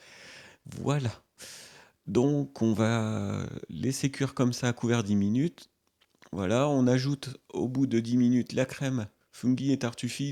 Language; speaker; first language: French; native; French